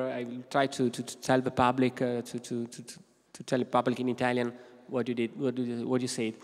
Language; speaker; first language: English; non-native, fluent; Italian